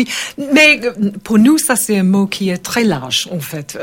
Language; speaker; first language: French; non-native, learner; English